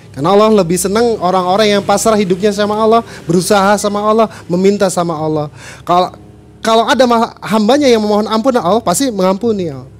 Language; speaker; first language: Indonesian; non-native, local second language; Sundanese